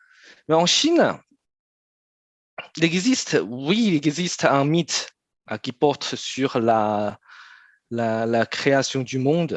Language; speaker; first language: French; non-native, fluent; Chinese